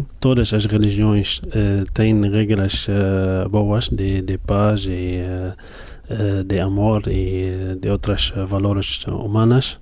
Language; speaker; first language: Portuguese; non-native, fluent; Arabic